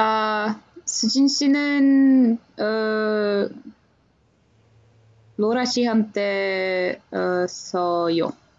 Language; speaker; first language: Korean; non-native, learner; Czech